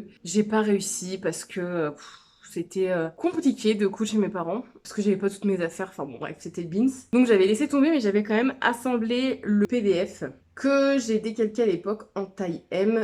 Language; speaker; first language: French; native; French